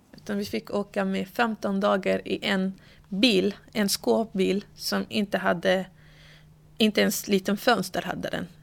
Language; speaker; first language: Swedish; early bilingual, other home language; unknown